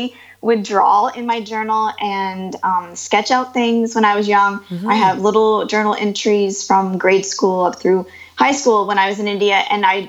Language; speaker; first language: English; native; English